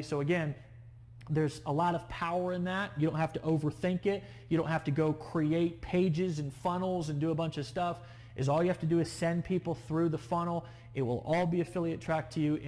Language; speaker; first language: English; native; English